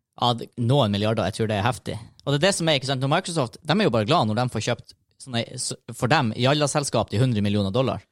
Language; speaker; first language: Norwegian; native; Norwegian